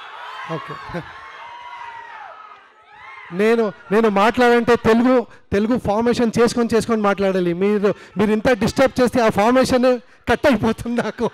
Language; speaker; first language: Telugu; non-native, learner; Kannada